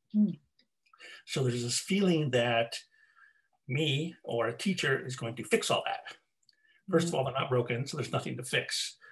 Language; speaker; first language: English; native; English